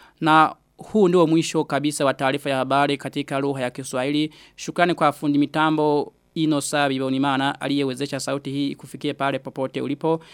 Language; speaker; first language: Swahili; non-native, local second language; Rundi